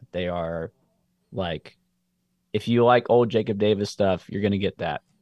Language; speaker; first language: English; native; English